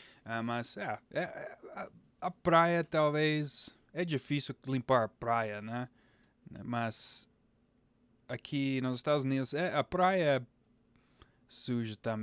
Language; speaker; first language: Portuguese; non-native, fluent; English